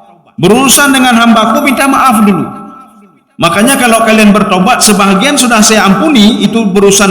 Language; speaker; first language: Indonesian; native; Indonesian